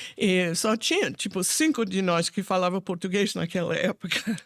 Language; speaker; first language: Portuguese; non-native, fluent; English